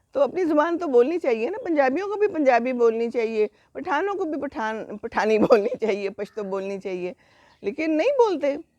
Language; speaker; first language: Urdu; native; Urdu